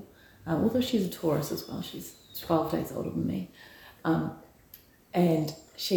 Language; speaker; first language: English; native; English